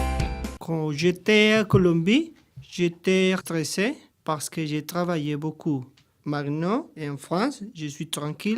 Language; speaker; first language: French; non-native, learner; Spanish